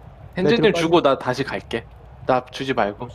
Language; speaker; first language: Korean; native; Korean